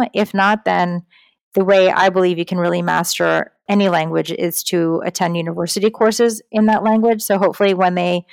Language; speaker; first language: English; native; English